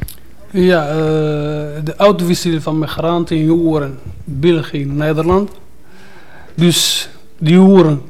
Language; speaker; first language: Dutch; non-native, fluent; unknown